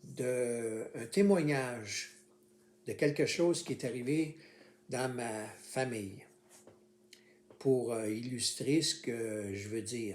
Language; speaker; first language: French; native; French